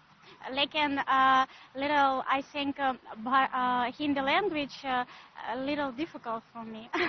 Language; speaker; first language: Hindi; non-native, learner; Russian